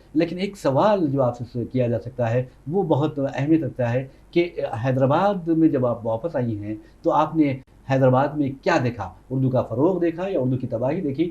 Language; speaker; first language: Urdu; native; Urdu